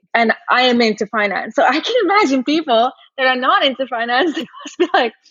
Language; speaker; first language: English; early bilingual, other home language; Portuguese